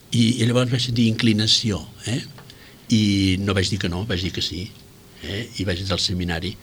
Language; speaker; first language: Catalan; native; Catalan